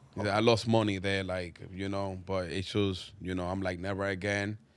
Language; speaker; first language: English; non-native, fluent; Spanish